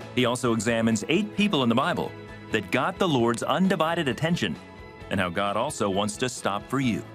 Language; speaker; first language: English; native; English